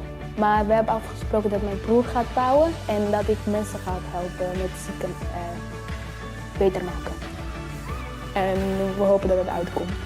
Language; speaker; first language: Dutch; early bilingual, other home language; Somali